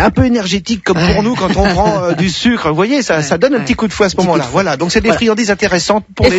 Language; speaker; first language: French; native; French